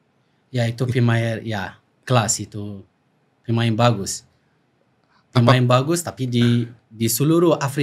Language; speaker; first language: Indonesian; non-native, fluent; Arabic